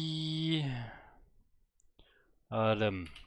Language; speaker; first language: Korean; non-native, learner; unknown